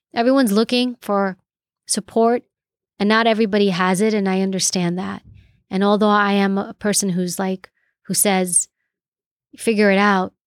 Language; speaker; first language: English; early bilingual, other home language; Greek